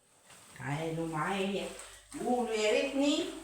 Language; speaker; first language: Arabic; native; Arabic